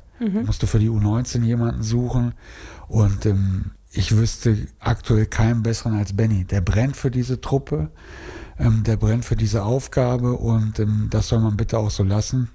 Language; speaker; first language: German; native; German